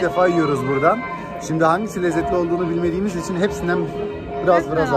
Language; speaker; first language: Turkish; early bilingual, heritage; Turkish